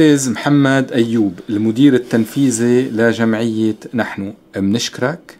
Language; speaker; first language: Arabic; native; Arabic